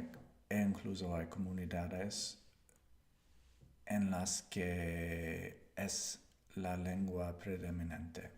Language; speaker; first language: Spanish; non-native, learner; English